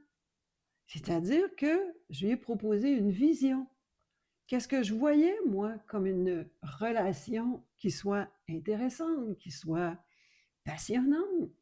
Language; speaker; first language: French; native; French